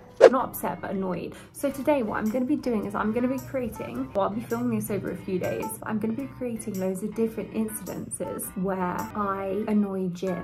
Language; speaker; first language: English; native; English